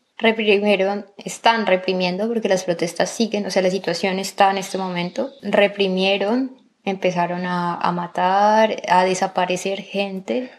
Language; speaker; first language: Spanish; native; Spanish